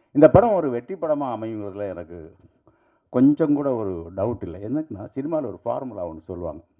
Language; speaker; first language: Tamil; native; Tamil